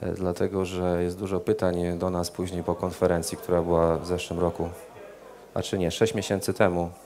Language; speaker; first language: Polish; native; Polish